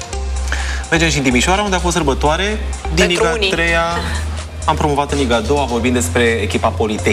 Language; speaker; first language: Romanian; native; Romanian